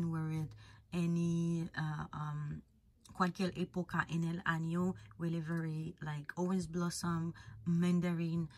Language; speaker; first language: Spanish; non-native, fluent; Haitian Creole